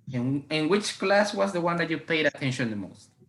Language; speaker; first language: English; non-native, fluent; Spanish